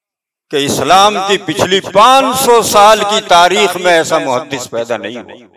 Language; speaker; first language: Urdu; native; Urdu